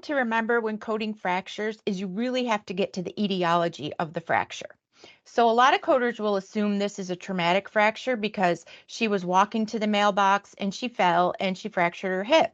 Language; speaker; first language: English; native; English